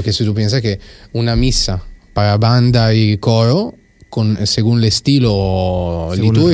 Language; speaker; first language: Spanish; non-native, fluent; Italian